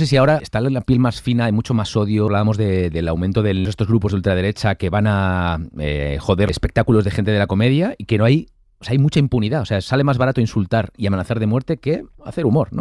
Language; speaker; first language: Spanish; native; Spanish